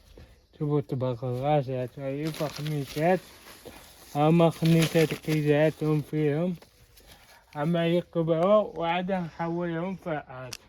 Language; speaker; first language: Arabic; native; Arabic